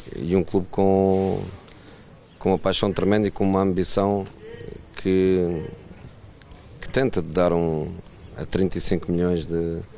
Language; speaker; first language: Portuguese; native; Portuguese